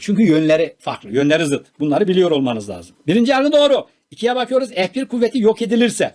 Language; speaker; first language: Turkish; native; Turkish